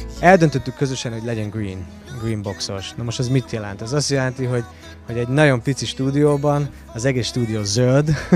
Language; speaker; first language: Hungarian; early bilingual, heritage; English